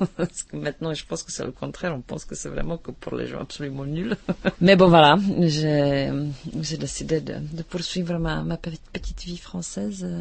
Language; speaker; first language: French; non-native, fluent; Czech